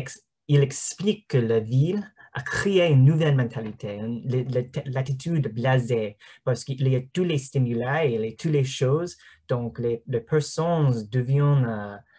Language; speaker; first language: French; non-native, learner; English